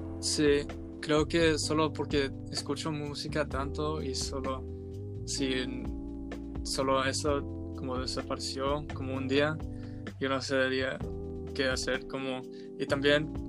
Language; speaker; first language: Spanish; early bilingual, heritage; Spanish